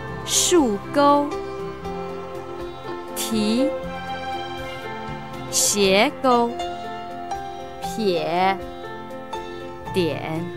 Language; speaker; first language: Chinese; native; Chinese